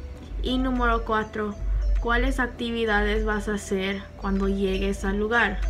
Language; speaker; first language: Spanish; non-native, learner; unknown